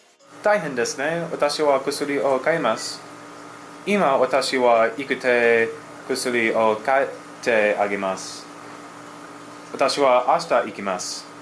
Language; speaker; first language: Japanese; non-native, learner; English